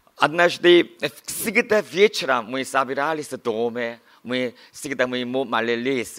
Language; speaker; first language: Russian; non-native, learner; Korean